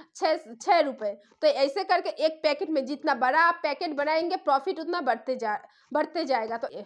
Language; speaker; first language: Hindi; non-native, local second language; Bangla